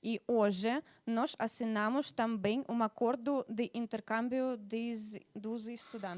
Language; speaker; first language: Portuguese; non-native, fluent; Russian